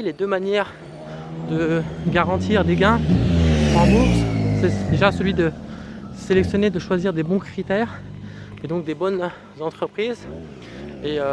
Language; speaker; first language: French; native; French